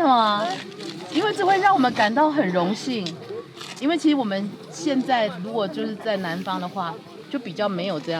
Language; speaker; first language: Chinese; native; Chinese